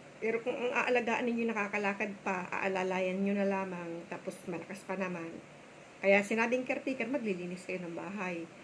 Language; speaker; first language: Filipino; non-native, local second language; Bikol